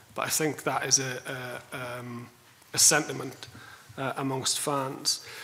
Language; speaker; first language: English; native; English